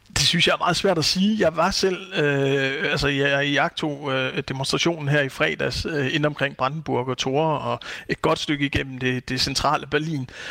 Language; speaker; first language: Danish; native; Danish